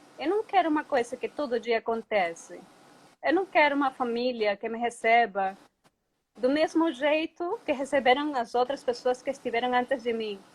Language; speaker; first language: Portuguese; non-native, fluent; Spanish